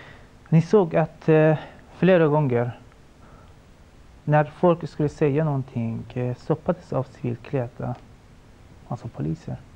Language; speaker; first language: Swedish; non-native, fluent; Persian